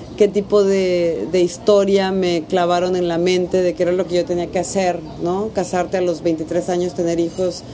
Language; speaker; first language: Spanish; native; Spanish